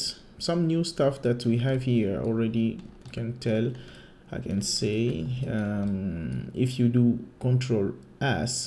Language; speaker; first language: English; non-native, fluent; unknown